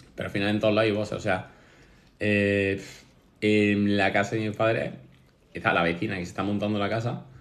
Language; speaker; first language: Spanish; native; Spanish